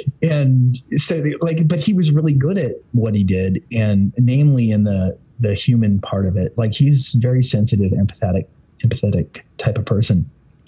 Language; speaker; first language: English; native; English